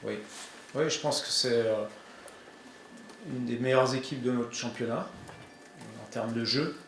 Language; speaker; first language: French; native; French